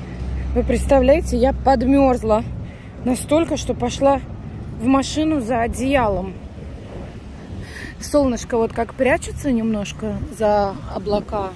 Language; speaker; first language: Russian; native; Russian